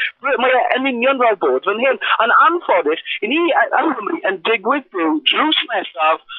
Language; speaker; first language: Welsh; non-native, local second language; English